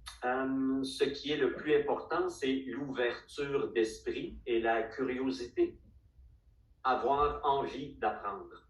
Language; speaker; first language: French; native; French